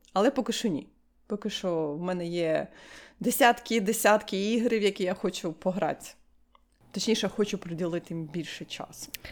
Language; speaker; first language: Ukrainian; native; Ukrainian